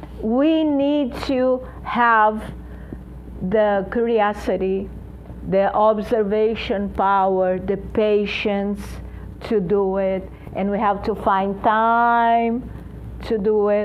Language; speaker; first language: English; non-native, fluent; Portuguese